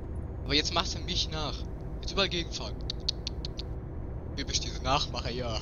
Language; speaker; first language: German; native; German